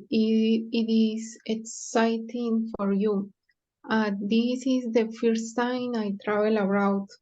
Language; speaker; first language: English; non-native, learner; Spanish